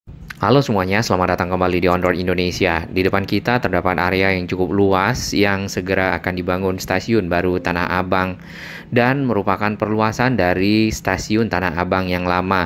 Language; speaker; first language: Indonesian; native; Indonesian